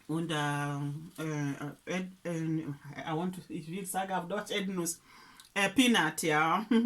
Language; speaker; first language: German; non-native, learner; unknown